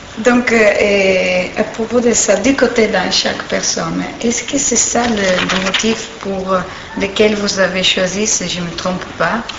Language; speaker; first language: French; non-native, fluent; Italian